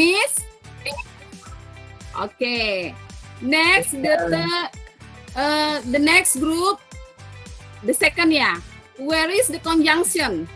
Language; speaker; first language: English; non-native, learner; Indonesian